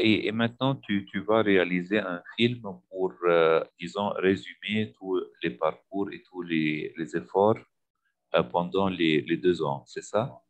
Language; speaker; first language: French; non-native, fluent; Arabic